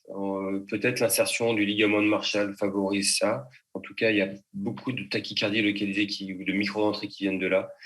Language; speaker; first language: French; native; French